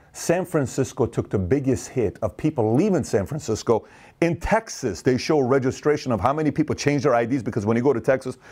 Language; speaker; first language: English; native; English